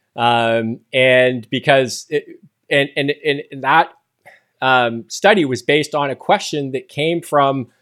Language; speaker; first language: English; native; English